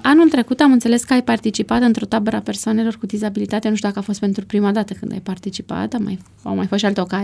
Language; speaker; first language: Romanian; native; Romanian